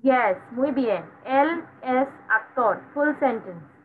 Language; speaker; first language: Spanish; non-native, fluent; Hindi